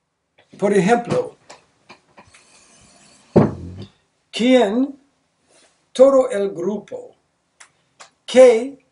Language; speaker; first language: Spanish; non-native, learner; English